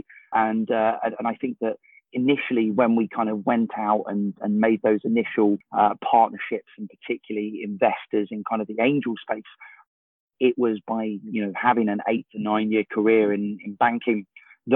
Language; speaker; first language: English; native; English